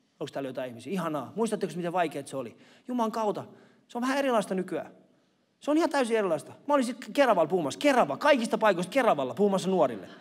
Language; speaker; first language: Finnish; early bilingual, other home language; Persian